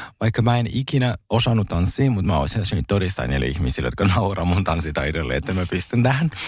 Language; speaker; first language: Finnish; early bilingual, other home language; Russian